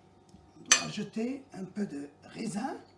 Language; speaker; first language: French; non-native, local second language; Arabic